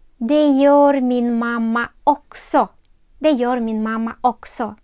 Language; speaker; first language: Swedish; non-native, fluent; Ukrainian